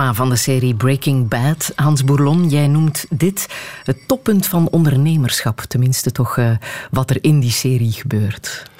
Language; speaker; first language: Dutch; native; Dutch